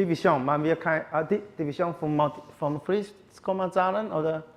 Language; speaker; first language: German; non-native, learner; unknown